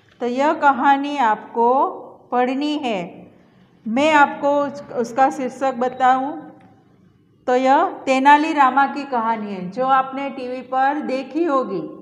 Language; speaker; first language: Hindi; non-native, local second language; Gujarati